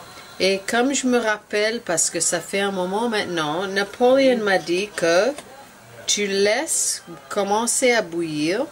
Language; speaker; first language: French; non-native, learner; English